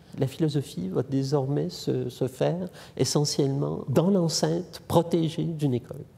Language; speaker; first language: French; native; French